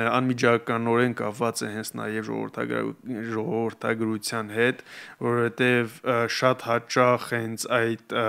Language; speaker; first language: Armenian; native; Armenian